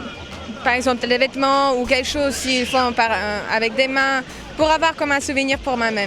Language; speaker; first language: French; non-native, local second language; Luxembourgish